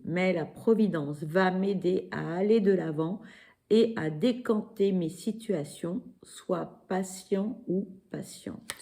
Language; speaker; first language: French; native; French